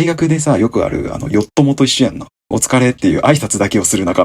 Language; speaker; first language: Japanese; native; Japanese